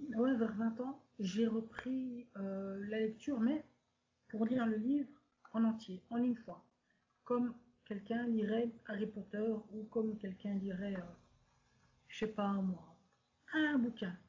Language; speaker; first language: French; native; French